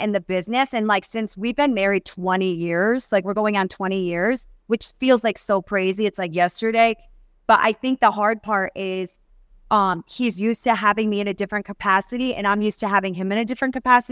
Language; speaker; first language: English; native; English